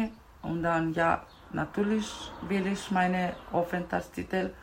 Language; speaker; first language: German; non-native, learner; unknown